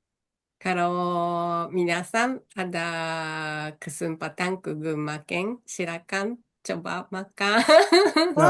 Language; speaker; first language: Indonesian; non-native, learner; Japanese